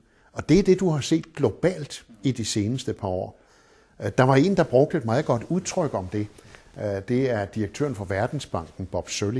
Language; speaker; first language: Danish; native; Danish